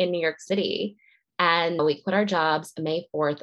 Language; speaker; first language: English; native; English